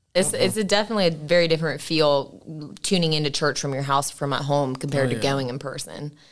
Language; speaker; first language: English; native; English